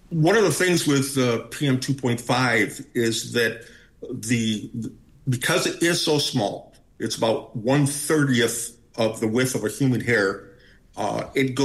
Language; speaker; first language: English; native; English